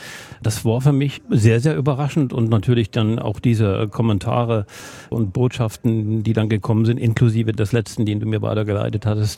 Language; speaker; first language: German; native; German